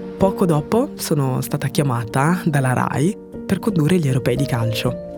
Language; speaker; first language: Italian; early bilingual, other home language; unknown